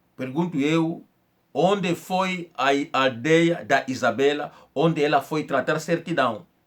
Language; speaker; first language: Portuguese; non-native, fluent; Kongo